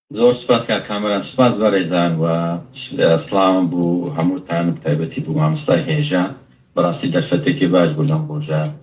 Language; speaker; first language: Central Kurdish; non-native, local second language; Kurdish